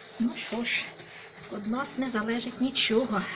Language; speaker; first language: Ukrainian; native; Ukrainian